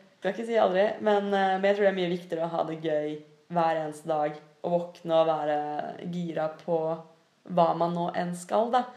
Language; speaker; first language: Norwegian; native; Norwegian